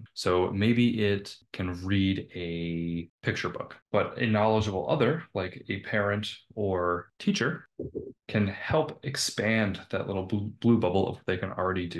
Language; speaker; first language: English; native; English